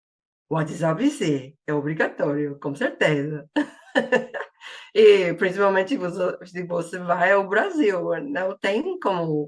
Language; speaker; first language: Portuguese; non-native, fluent; English